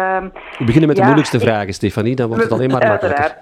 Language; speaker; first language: Dutch; native; Dutch